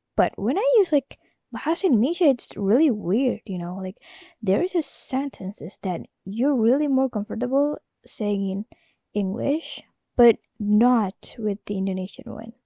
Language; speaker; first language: English; non-native, learner; Indonesian